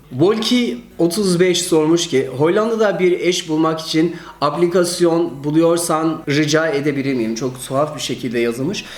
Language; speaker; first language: Turkish; early bilingual, heritage; Turkish